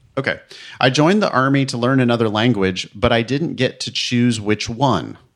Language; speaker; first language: English; native; English